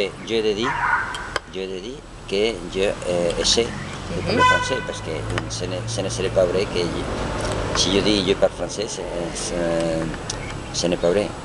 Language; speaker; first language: French; non-native, learner; Spanish